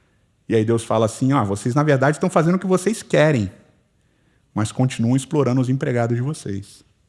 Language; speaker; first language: Portuguese; native; Portuguese